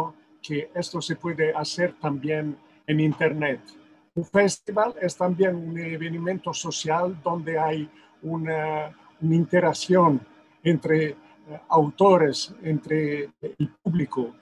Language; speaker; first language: Spanish; non-native, fluent; Italian